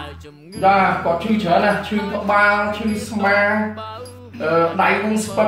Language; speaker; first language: German; non-native, learner; Khmer